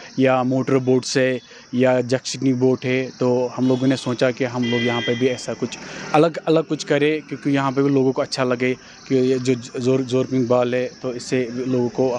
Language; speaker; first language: Hindi; non-native, local second language; Kashmiri